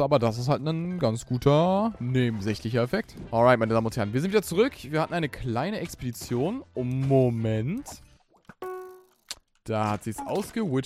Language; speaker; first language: German; native; German